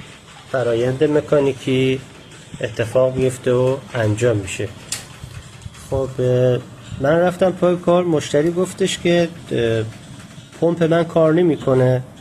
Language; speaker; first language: Persian; native; Persian